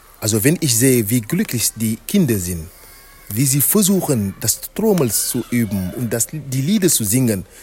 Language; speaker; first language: German; non-native, fluent; Wolof